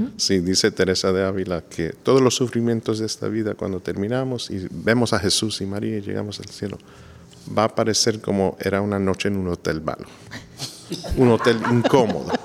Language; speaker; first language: Spanish; non-native, fluent; English